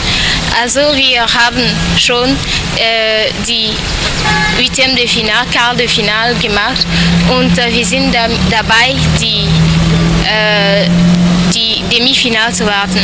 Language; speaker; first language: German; non-native, learner; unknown